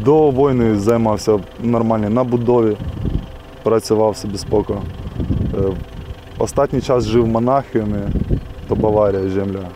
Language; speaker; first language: Polish; non-native, learner; Ukrainian